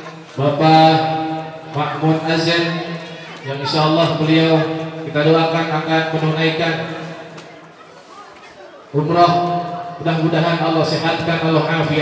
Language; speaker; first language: Indonesian; native; Indonesian